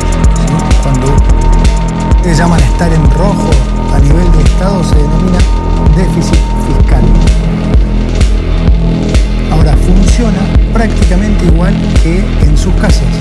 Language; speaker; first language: Spanish; native; Spanish